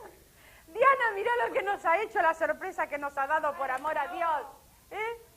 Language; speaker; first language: Spanish; native; Spanish